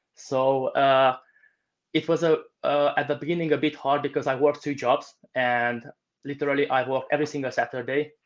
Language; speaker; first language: English; non-native, fluent; Romanian